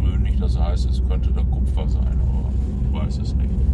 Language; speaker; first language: German; native; German